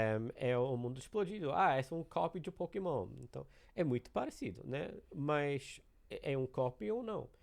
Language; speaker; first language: Portuguese; non-native, learner; English